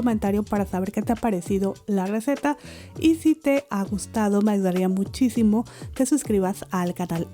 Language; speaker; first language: Spanish; native; Spanish